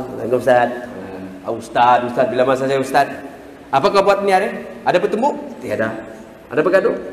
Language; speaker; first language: Malay; native; Malay